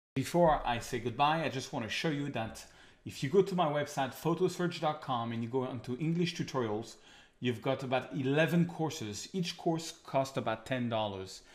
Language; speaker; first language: English; non-native, fluent; French